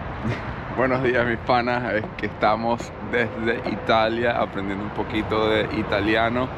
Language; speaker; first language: Spanish; native; Spanish